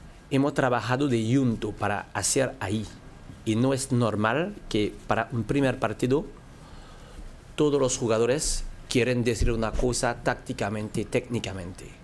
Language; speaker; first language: Spanish; non-native, learner; French